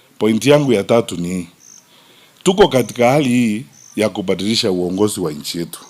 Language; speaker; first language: Swahili; non-native, local second language; Gusii